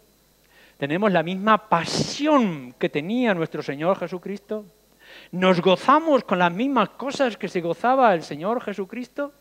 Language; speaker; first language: Spanish; native; Spanish